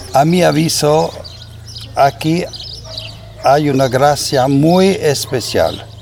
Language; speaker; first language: Spanish; non-native, fluent; French